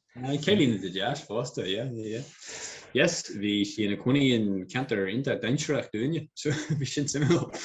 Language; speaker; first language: Irish; native; Irish